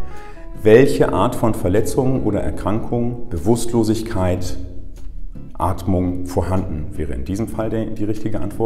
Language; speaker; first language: German; native; German